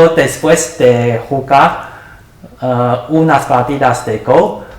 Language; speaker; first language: Spanish; non-native, learner; Chinese